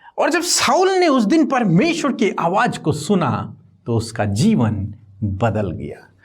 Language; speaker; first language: Hindi; native; Hindi